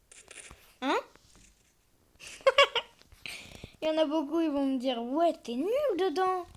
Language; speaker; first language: French; native; French